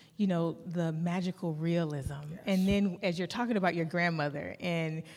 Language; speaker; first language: English; early bilingual, other home language; Yoruba